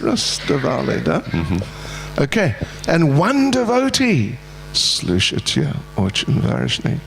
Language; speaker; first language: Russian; non-native, learner; English